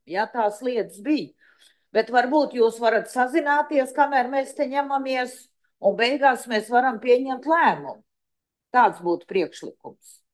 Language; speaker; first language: Latvian; non-native, local second language; Russian